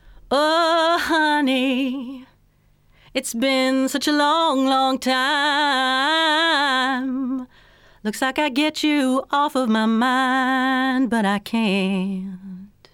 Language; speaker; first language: English; native; English